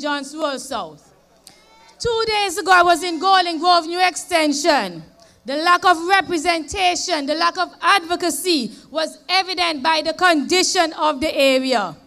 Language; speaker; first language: English; native; English